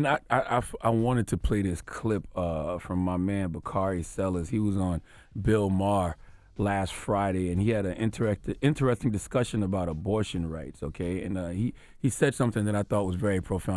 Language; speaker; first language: English; native; English